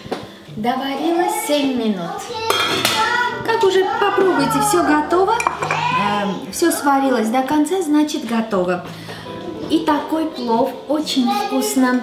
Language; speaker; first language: Russian; non-native, fluent; Armenian